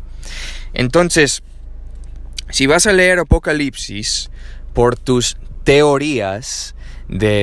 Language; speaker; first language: Spanish; non-native, learner; English